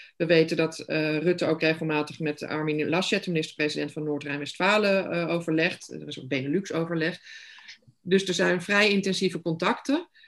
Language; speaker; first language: Dutch; native; Dutch